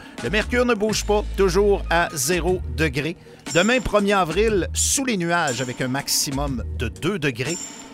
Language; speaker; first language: French; native; French